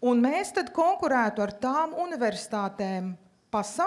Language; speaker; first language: Latvian; native; Latvian